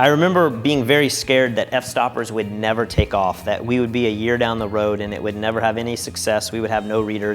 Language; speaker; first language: English; native; English